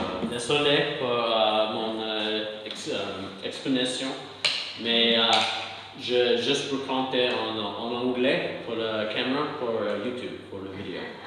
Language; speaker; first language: French; non-native, learner; English